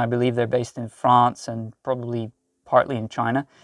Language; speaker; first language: English; native; English